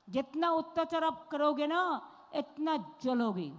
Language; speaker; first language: Hindi; non-native, local second language; Bangla